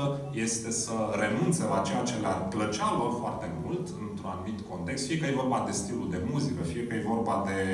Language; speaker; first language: Romanian; native; Romanian